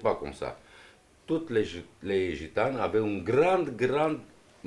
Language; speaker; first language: French; non-native, learner; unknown